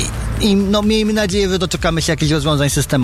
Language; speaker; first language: Polish; native; Polish